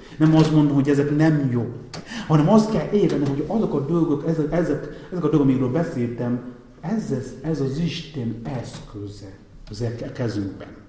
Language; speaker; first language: Hungarian; non-native, fluent; Igbo